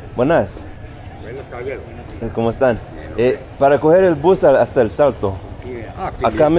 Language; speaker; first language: Spanish; non-native, learner; English